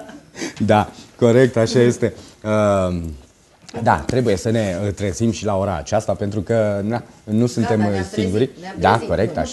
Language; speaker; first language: Romanian; native; Romanian